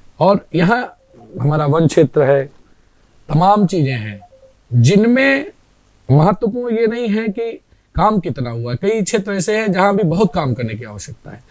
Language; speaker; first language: Hindi; native; Hindi